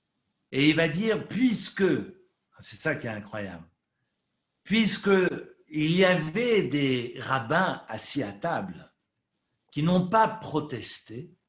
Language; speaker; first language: French; native; French